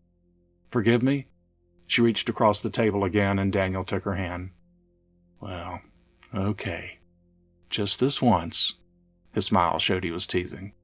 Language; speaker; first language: English; native; English